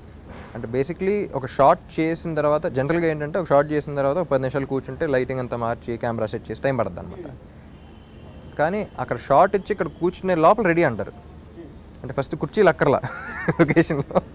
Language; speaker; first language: Telugu; native; Telugu